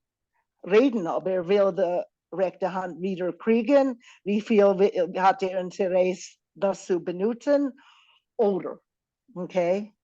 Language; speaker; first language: German; non-native, fluent; English